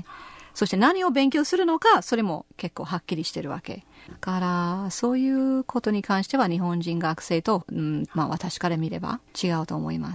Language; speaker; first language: Japanese; non-native, fluent; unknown